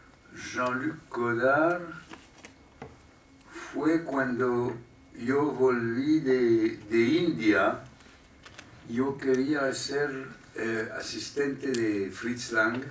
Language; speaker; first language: Spanish; non-native, fluent; French